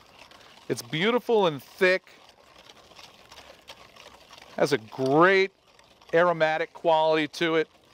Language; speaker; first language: English; native; English